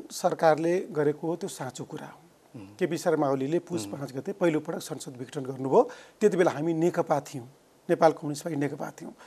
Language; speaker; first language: Nepali; native; Nepali